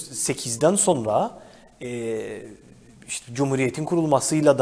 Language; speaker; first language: Turkish; native; Turkish